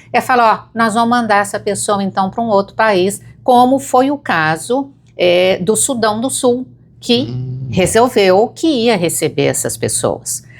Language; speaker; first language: Portuguese; native; Portuguese